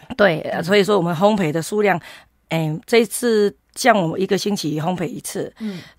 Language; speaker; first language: Chinese; native; Chinese